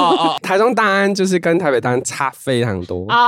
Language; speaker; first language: Chinese; native; Chinese